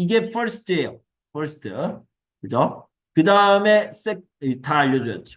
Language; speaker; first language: Korean; native; Korean